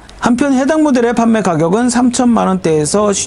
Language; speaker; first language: Korean; native; Korean